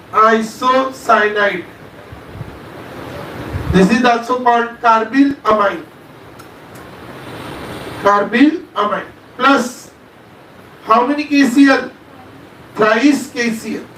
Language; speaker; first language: English; non-native, local second language; Marathi